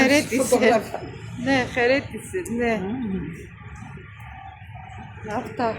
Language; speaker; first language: Greek; non-native, fluent; Armenian